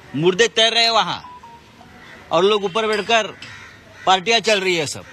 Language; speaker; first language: Hindi; non-native, local second language; Marathi